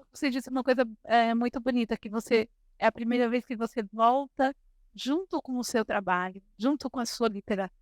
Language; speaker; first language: Portuguese; native; Portuguese